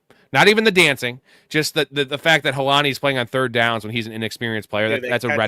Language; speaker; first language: English; native; English